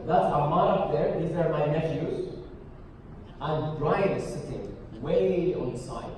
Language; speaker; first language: English; non-native, fluent; Arabic